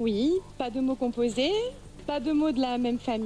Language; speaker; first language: French; native; French